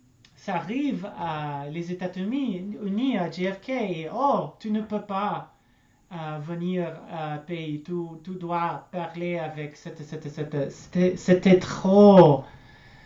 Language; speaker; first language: French; non-native, learner; English